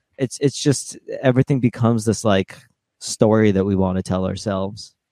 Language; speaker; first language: English; early bilingual, other home language; Russian